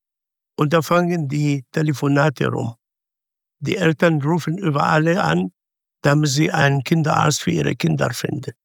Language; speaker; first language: German; non-native, fluent; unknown